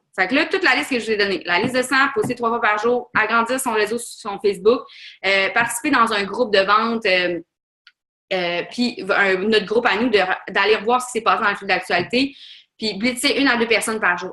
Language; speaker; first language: French; native; French